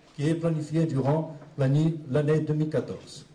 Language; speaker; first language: French; non-native, local second language; Arabic